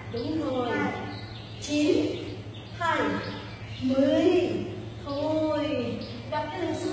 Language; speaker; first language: Vietnamese; native; Vietnamese